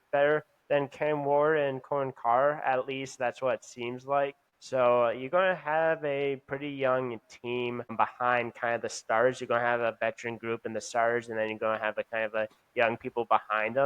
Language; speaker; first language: English; native; English